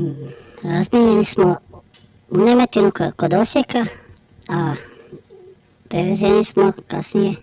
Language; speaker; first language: Croatian; native; Croatian